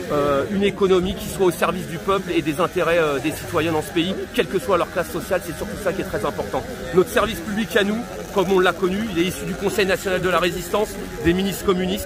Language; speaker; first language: French; native; French